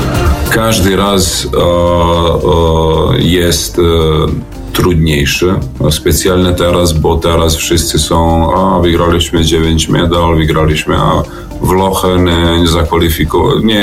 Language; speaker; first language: Polish; non-native, fluent; Serbian